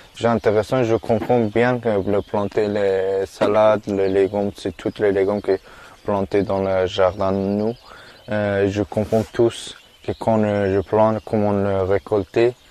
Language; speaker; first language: French; non-native, learner; Persian